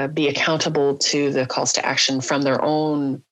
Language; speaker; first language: English; native; English